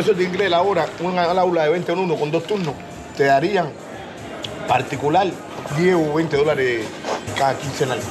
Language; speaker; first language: Spanish; native; Spanish